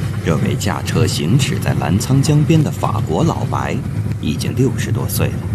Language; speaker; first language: Chinese; native; Chinese